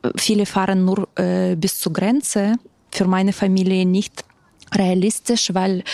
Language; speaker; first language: German; non-native, fluent; Ukrainian